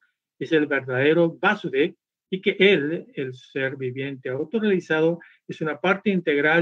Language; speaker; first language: Spanish; native; Spanish